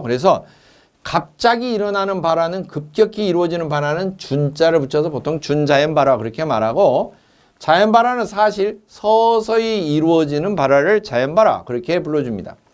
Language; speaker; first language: Korean; native; Korean